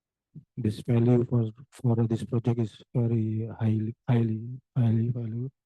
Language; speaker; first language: English; non-native, learner; Indonesian